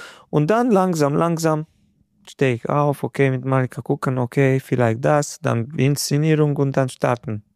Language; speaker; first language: German; non-native, fluent; Hungarian